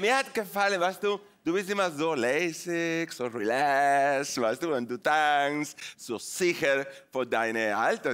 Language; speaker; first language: German; non-native, fluent; Spanish